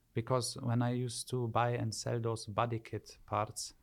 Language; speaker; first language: English; early bilingual, other home language; German